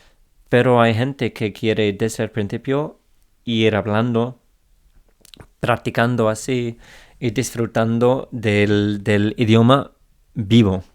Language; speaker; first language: Spanish; non-native, fluent; English